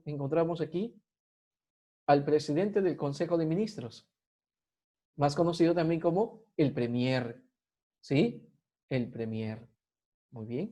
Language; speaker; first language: Spanish; native; Spanish